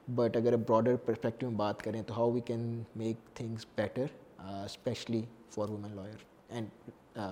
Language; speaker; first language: Urdu; native; Urdu